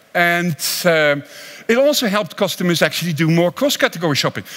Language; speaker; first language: English; non-native, fluent; Dutch